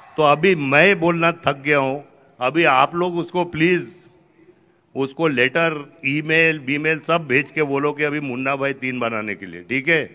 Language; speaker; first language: Hindi; native; Hindi